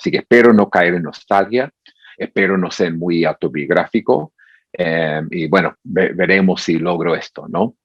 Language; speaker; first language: Spanish; non-native, fluent; English